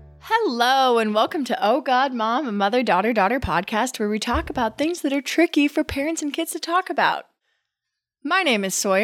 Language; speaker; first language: English; native; English